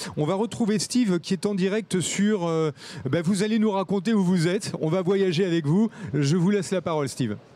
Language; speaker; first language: French; native; French